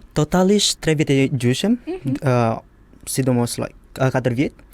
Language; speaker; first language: Albanian; non-native, learner; Indonesian